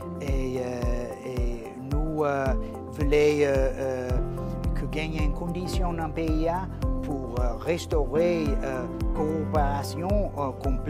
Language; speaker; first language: Haitian Creole; non-native, fluent; English